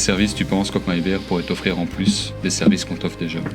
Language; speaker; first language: French; native; French